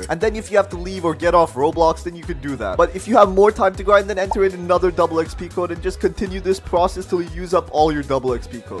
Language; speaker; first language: English; native; English